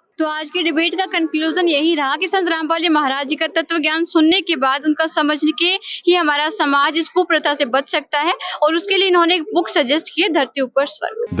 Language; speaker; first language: Hindi; native; Hindi